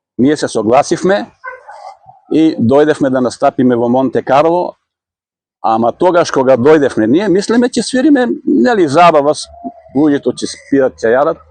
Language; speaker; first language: Macedonian; native; Macedonian